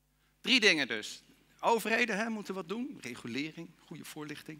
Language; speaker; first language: Dutch; native; Dutch